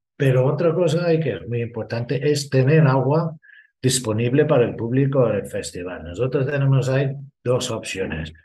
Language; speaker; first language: Spanish; non-native, fluent; English